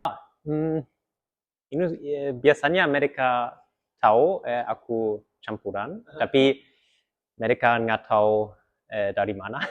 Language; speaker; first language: Indonesian; early bilingual, heritage; German